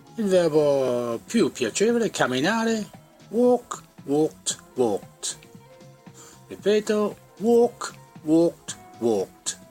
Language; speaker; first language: Italian; native; Italian